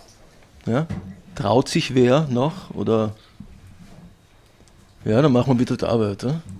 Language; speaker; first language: German; native; German